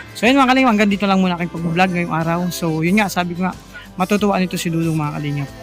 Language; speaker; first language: Filipino; non-native, local second language; Cebuano